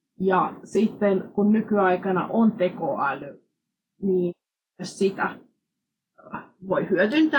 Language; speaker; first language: Finnish; non-native, fluent; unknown